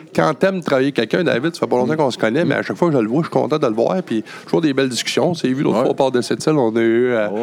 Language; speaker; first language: French; native; French